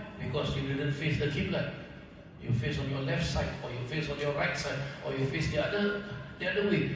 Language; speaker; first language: English; non-native, local second language; Malay